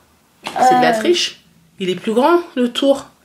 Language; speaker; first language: French; native; French